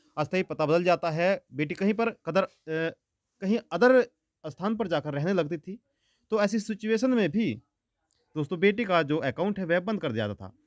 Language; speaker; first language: Hindi; native; Hindi